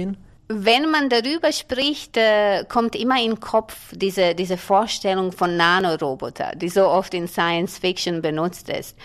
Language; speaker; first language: German; non-native, fluent; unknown